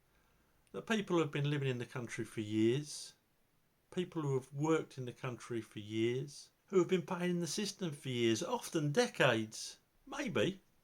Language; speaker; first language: English; native; English